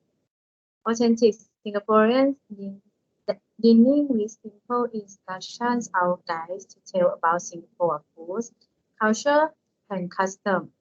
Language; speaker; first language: English; non-native, learner; Thai